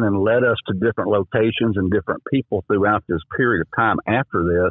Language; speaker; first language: English; native; English